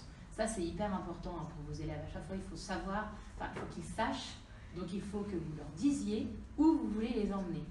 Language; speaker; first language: French; native; French